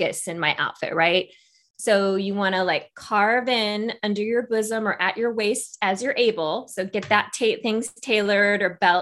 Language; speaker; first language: English; native; English